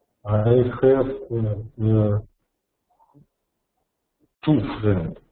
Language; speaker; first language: English; non-native, learner; Russian